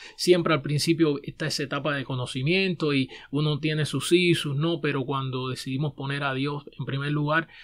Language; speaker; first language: Spanish; native; Spanish